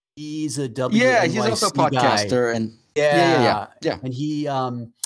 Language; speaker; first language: English; native; English